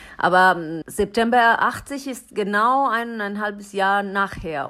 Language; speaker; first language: German; non-native, learner; Persian